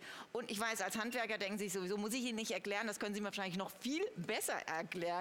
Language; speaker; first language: German; native; German